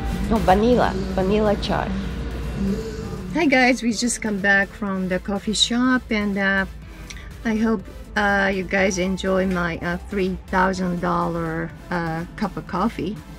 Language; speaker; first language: English; non-native, fluent; Japanese